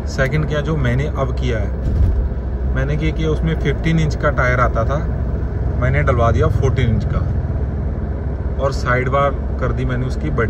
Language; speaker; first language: Hindi; non-native, local second language; Punjabi